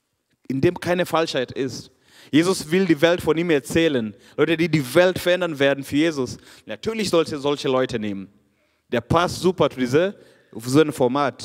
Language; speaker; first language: German; non-native, fluent; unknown